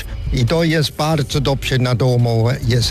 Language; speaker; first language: Polish; non-native, learner; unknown